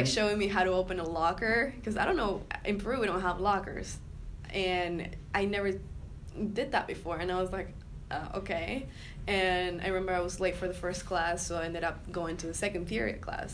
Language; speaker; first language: English; non-native, fluent; Spanish